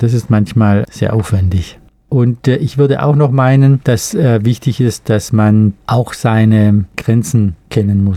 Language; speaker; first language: German; native; German